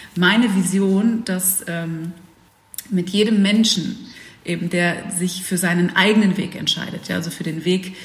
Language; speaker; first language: German; early bilingual, other home language; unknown